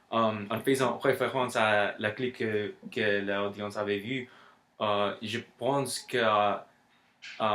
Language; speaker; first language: French; non-native, learner; English